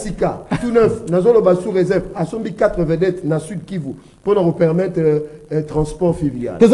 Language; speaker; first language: French; non-native, local second language; Lingala